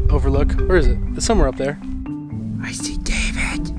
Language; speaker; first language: English; native; English